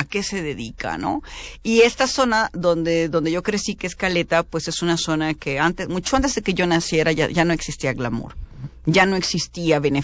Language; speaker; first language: Spanish; native; Spanish